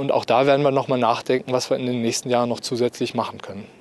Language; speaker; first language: German; native; German